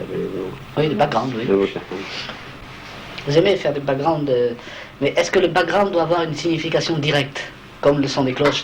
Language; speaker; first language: French; native; French